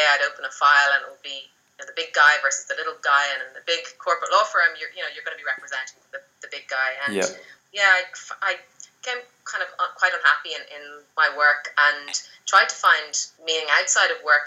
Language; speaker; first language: English; native; English